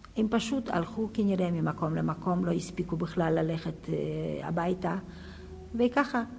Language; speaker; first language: Hebrew; non-native, fluent; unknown